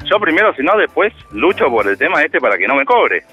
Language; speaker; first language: Spanish; native; Spanish